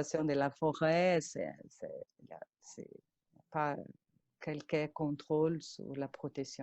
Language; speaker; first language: French; non-native, fluent; Portuguese